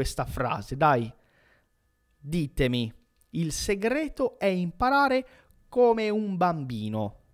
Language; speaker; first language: Italian; non-native, fluent; Portuguese